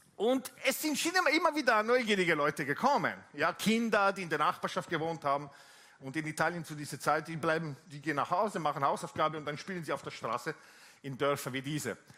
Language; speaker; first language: German; non-native, fluent; Italian